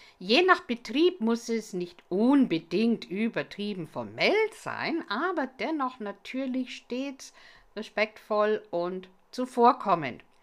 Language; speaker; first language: German; non-native, fluent; English